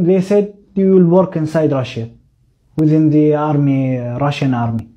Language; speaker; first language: English; non-native, local second language; Somali